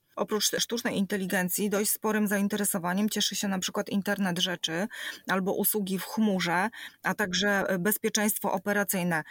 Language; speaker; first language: Polish; native; Polish